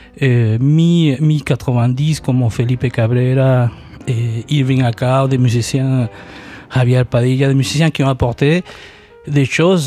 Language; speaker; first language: French; non-native, fluent; Spanish